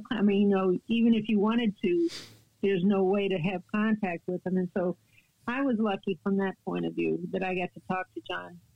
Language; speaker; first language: English; native; English